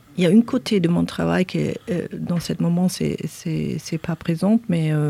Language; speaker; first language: French; non-native, fluent; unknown